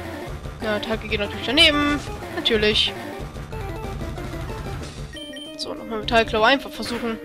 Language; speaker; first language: German; native; German